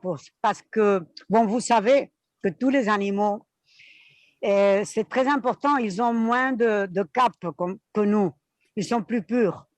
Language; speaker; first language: French; non-native, fluent; Spanish